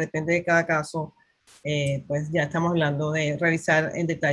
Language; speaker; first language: Spanish; native; Spanish